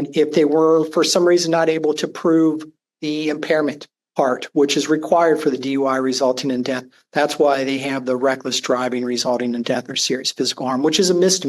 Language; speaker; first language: English; native; English